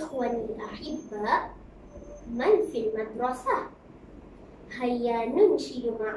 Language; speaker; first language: Arabic; non-native, learner; Malay